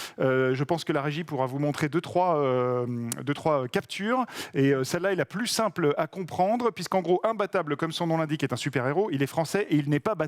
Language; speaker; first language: French; native; French